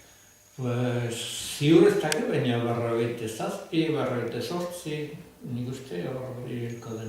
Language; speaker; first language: Basque; native; Basque